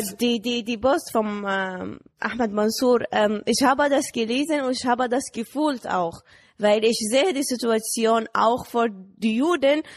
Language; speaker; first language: German; non-native, learner; Arabic